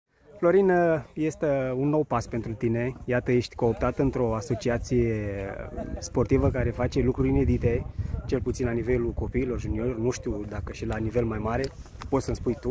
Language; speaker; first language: Romanian; native; Romanian